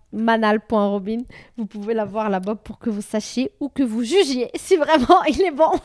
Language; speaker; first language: French; native; French